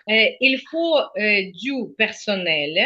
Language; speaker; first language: French; non-native, fluent; Ukrainian